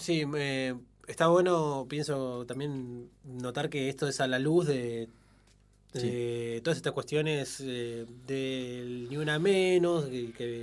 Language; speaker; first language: Spanish; native; Spanish